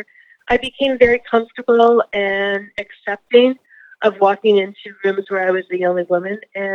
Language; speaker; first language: English; native; English